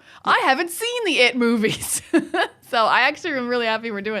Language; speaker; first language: English; native; English